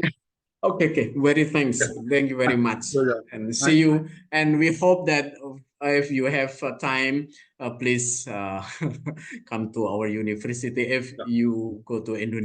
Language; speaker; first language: English; non-native, learner; Indonesian